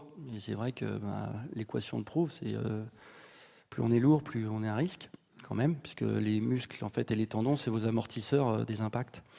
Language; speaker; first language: French; native; French